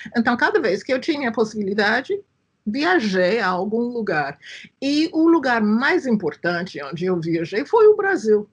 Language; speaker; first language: Portuguese; non-native, fluent; English